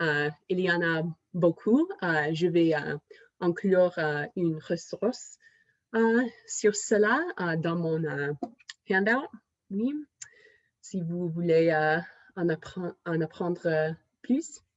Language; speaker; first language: French; non-native, fluent; English